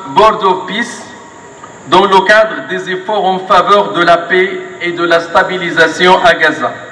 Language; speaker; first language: French; non-native, local second language; Arabic